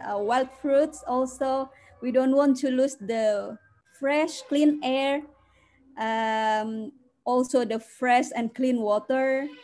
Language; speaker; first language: English; non-native, fluent; Indonesian